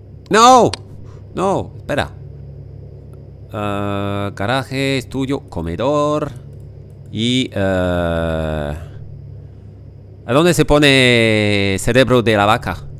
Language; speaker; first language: Spanish; non-native, learner; French